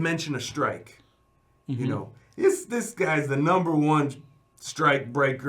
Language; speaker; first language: English; native; English